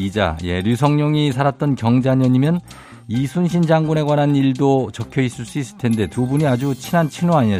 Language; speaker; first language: Korean; native; Korean